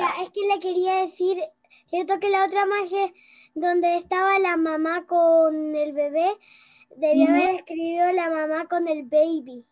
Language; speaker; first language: Spanish; native; Spanish